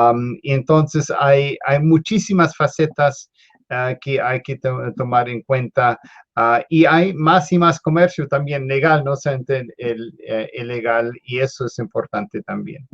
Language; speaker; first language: Spanish; non-native, fluent; English